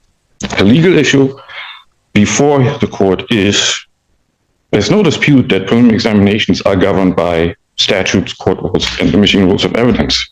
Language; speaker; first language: English; native; English